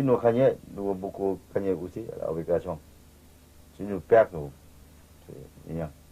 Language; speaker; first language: French; non-native, learner; Thai